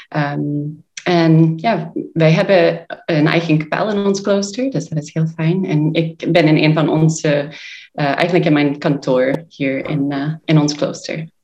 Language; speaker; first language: Dutch; non-native, fluent; English